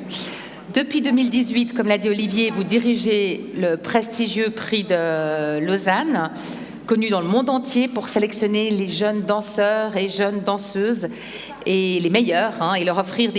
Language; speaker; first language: French; native; French